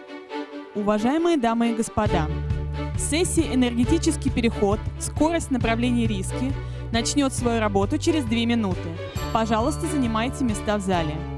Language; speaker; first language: Russian; native; Russian